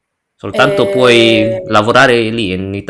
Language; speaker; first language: Italian; non-native, learner; Indonesian